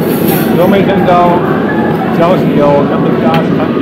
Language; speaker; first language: Chinese; non-native, fluent; German